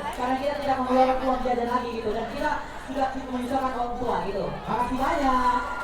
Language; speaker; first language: Indonesian; native; Indonesian